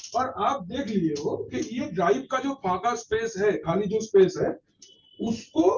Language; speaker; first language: Hindi; non-native, local second language; Bangla